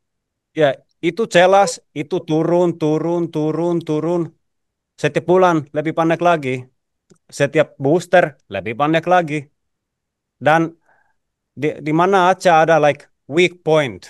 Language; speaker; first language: Indonesian; non-native, fluent; Finnish